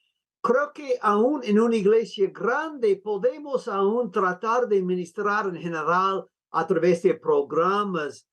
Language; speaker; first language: Spanish; non-native, fluent; English